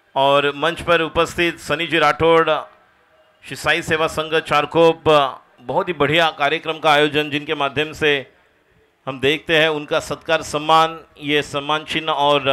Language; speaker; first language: Hindi; non-native, local second language; Marathi